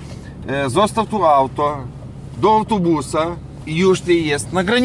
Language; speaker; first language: Polish; non-native, learner; Ukrainian